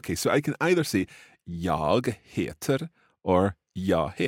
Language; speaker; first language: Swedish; non-native, learner; English